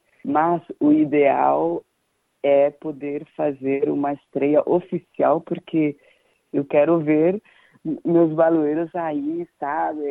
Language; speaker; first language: Portuguese; non-native, fluent; Danish